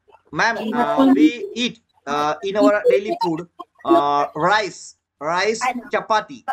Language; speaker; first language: English; non-native, learner; Marathi